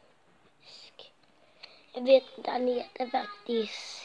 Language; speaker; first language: Swedish; non-native, local second language; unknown